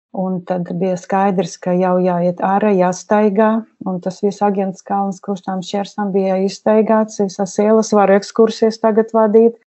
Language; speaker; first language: Latvian; non-native, local second language; Russian